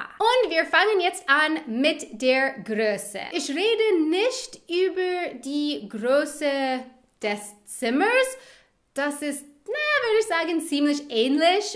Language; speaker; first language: German; non-native, fluent; English